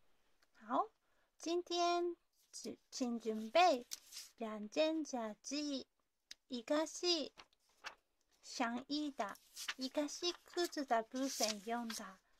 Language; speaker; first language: Chinese; non-native, learner; Japanese